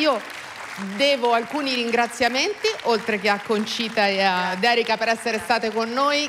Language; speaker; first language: Italian; native; Italian